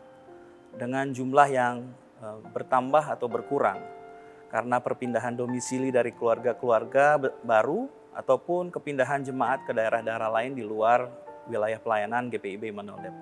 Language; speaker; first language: Indonesian; native; Indonesian